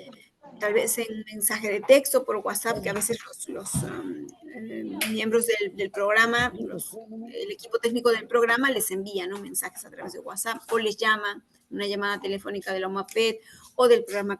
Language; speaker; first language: Spanish; native; Spanish